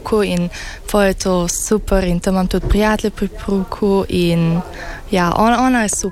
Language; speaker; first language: Slovenian; early bilingual, heritage; Slovenian